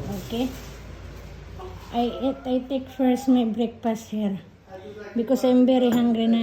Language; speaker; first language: English; non-native, learner; Filipino